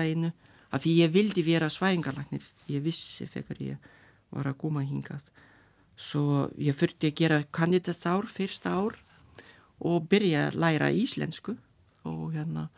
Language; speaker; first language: Icelandic; non-native, learner; Lithuanian